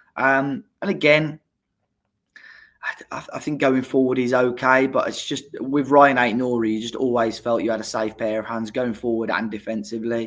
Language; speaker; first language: English; native; English